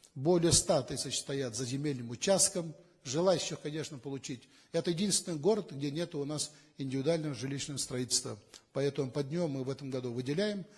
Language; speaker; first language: Russian; non-native, local second language; Kazakh